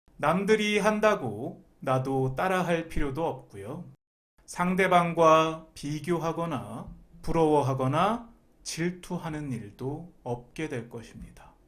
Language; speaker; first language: Korean; native; Korean